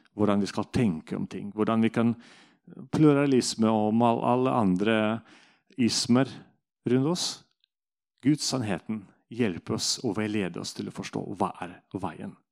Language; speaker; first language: Norwegian; non-native, fluent; Russian